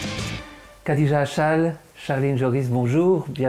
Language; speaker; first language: French; native; French